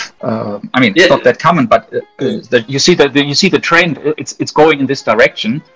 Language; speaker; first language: English; non-native, fluent; German